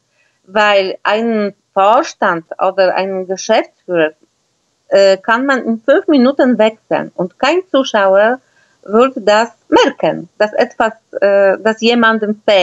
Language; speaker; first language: German; non-native, fluent; Polish